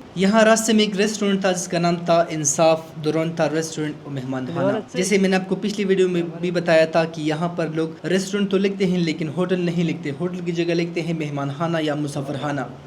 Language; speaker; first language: Urdu; non-native, local second language; Pashto